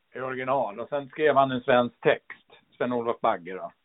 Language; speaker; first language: Swedish; early bilingual, other home language; English